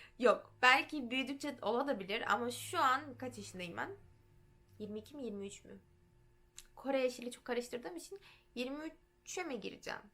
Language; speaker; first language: Turkish; early bilingual, heritage; Turkish